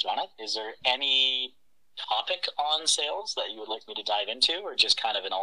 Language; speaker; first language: English; native; English